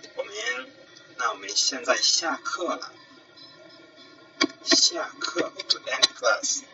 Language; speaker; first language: Chinese; non-native, fluent; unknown